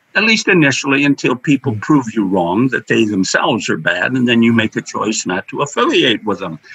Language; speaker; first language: English; native; English